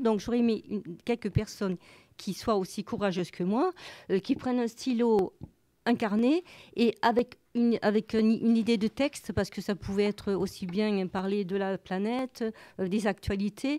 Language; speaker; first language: French; native; French